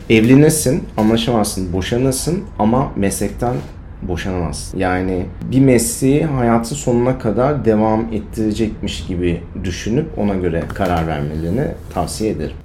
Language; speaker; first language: Turkish; early bilingual, other home language; German